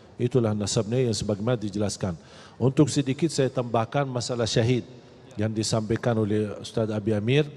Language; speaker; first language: Malay; non-native, fluent; Arabic